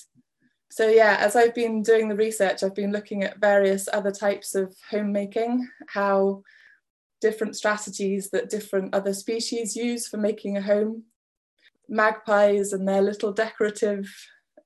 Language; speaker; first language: English; native; English